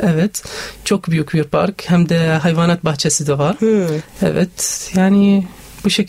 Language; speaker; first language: Turkish; non-native, learner; Arabic